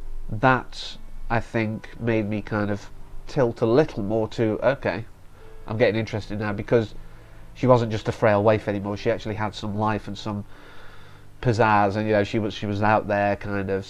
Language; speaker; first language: English; native; English